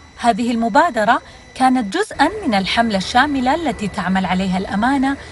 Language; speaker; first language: Arabic; native; Arabic